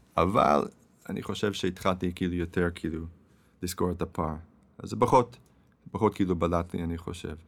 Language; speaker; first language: Hebrew; non-native, fluent; English